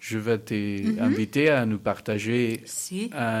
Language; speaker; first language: French; non-native, fluent; Spanish